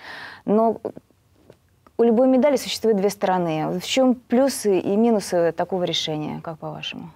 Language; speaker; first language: Russian; native; Russian